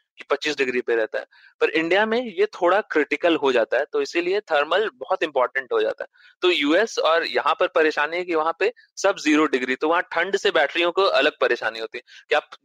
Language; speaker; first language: Hindi; native; Hindi